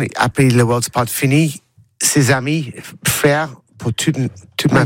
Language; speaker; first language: French; non-native, learner; English